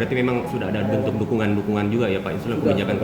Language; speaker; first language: Indonesian; native; Indonesian